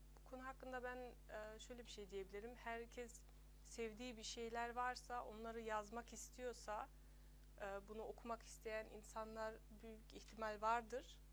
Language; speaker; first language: Turkish; early bilingual, heritage; Turkish